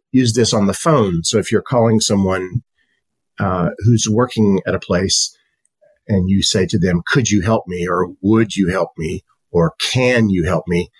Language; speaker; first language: English; native; English